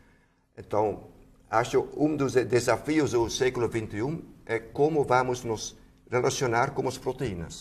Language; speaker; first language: Portuguese; non-native, fluent; Dutch